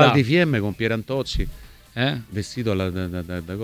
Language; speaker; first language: Italian; native; Italian